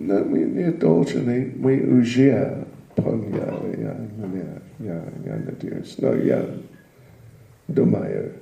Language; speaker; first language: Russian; non-native, learner; English